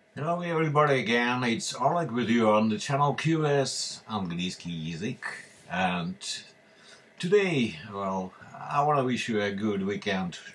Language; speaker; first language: English; non-native, fluent; Russian